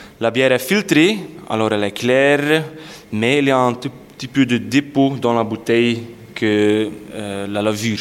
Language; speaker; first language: French; non-native, local second language; Dutch